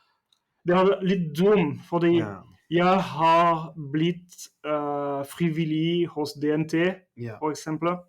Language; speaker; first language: Norwegian; non-native, fluent; French